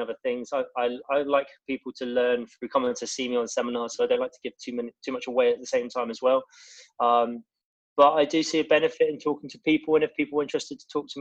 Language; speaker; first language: English; native; English